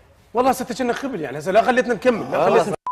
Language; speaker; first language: Arabic; native; Arabic